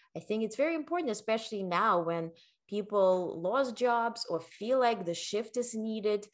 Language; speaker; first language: English; non-native, fluent; Ukrainian